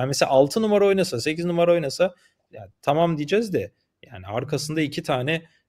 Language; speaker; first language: Turkish; native; Turkish